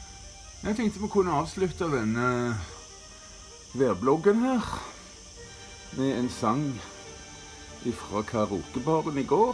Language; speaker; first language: Norwegian; native; Norwegian